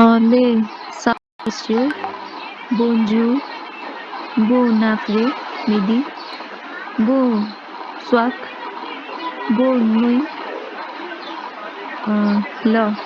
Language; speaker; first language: French; non-native, learner; Nepali